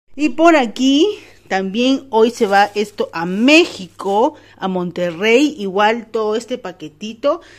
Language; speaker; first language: Spanish; native; Spanish